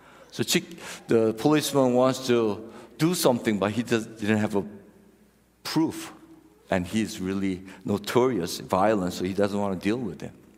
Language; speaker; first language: English; non-native, fluent; Korean